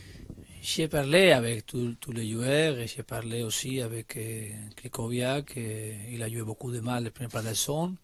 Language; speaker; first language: French; non-native, learner; Spanish